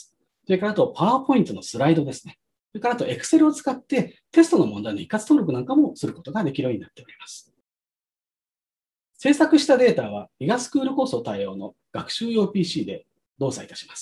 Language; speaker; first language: Japanese; native; Japanese